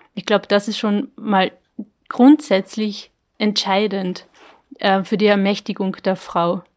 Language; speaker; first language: German; native; German